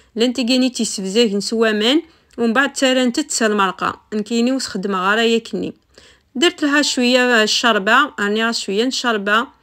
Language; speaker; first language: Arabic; non-native, local second language; Kabyle